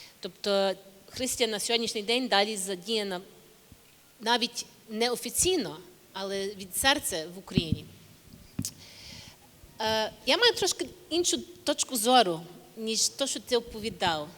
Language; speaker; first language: Ukrainian; early bilingual, heritage; English